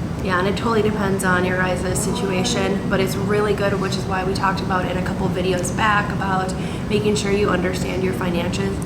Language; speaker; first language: English; native; English